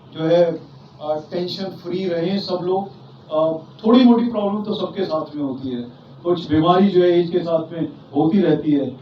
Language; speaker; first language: Hindi; non-native, local second language; Marathi